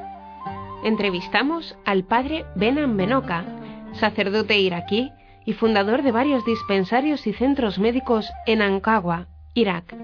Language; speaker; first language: Spanish; native; Spanish